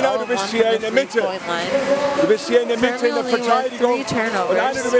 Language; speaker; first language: German; native; German